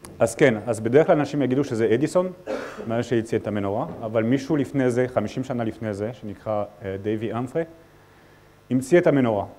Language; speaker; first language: Hebrew; non-native, fluent; French